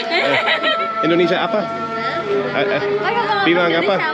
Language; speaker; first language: Indonesian; non-native, learner; English